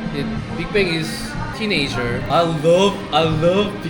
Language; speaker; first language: English; non-native, learner; Korean